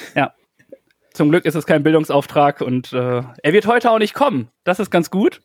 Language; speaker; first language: German; native; German